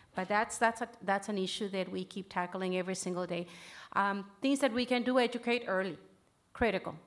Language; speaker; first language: English; early bilingual, other home language; Spanish